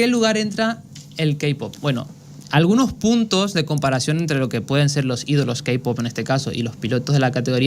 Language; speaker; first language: Spanish; native; Spanish